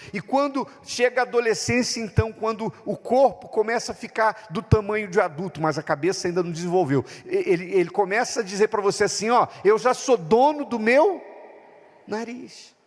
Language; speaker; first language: Portuguese; native; Portuguese